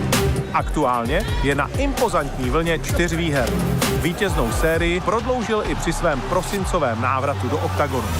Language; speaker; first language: Czech; native; Czech